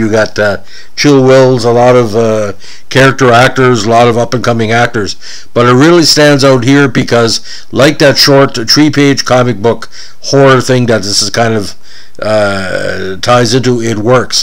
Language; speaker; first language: English; native; English